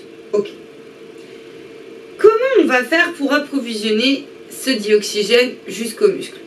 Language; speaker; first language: French; native; French